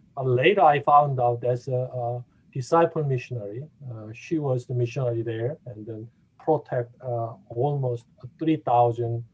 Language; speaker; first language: English; non-native, fluent; Korean